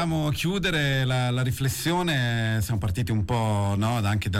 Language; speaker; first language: Italian; native; Italian